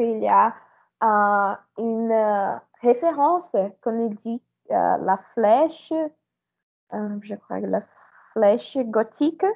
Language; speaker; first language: French; non-native, learner; Portuguese